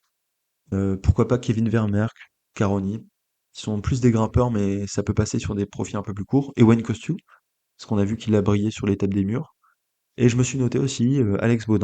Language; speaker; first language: French; native; French